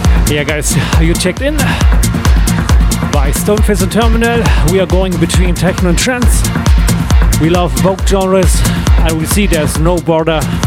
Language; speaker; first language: English; non-native, fluent; German